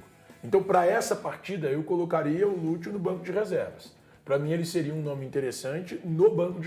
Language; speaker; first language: Portuguese; native; Portuguese